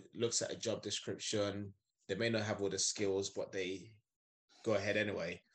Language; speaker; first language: English; non-native, local second language; Yoruba